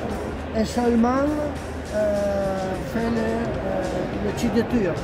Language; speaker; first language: French; non-native, learner; Italian